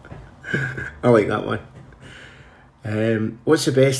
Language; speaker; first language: English; native; English